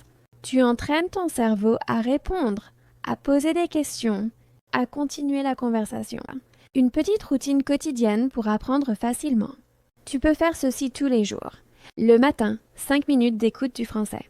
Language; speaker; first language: French; non-native, fluent; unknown